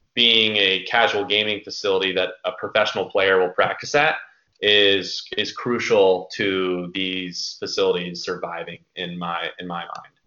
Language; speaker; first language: English; native; English